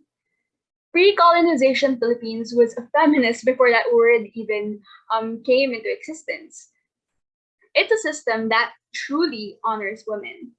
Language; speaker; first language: English; non-native, local second language; Filipino